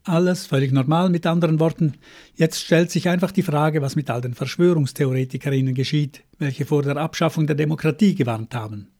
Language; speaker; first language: German; native; German